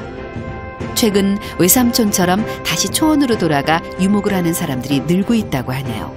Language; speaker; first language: Korean; native; Korean